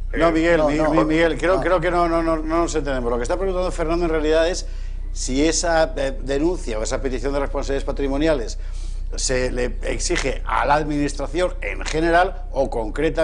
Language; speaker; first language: Spanish; native; Spanish